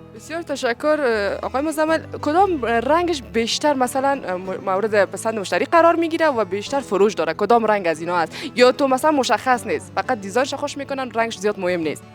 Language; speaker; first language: Persian; native; Persian